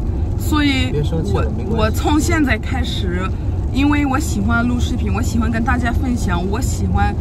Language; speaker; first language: Chinese; non-native, fluent; French